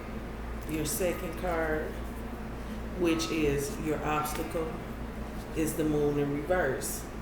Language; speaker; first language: English; native; English